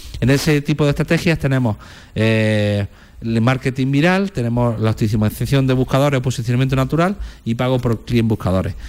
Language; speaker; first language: Spanish; native; Spanish